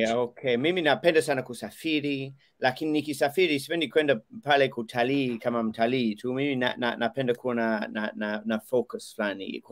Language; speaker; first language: Swahili; non-native, fluent; English